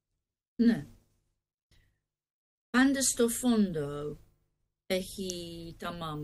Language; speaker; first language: Greek; non-native, learner; English